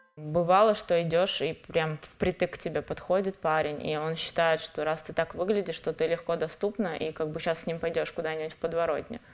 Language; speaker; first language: Russian; non-native, local second language; Avaric